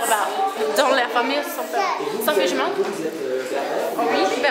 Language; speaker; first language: French; non-native, learner; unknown